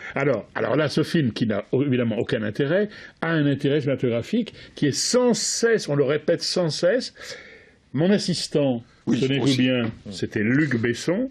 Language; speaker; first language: French; native; French